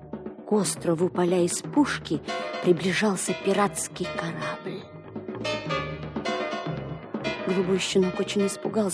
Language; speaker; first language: Russian; native; Russian